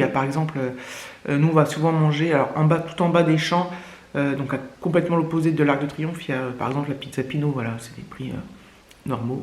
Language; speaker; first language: French; native; French